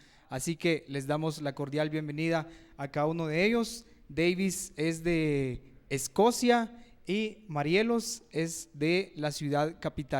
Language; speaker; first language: Spanish; native; Spanish